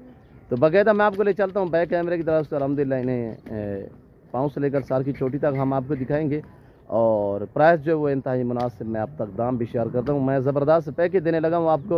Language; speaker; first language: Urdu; non-native, local second language; Saraiki